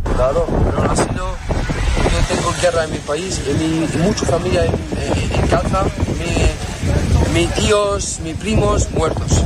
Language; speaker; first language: Spanish; non-native, learner; Arabic